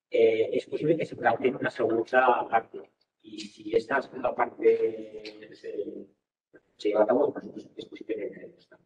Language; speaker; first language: Spanish; native; Spanish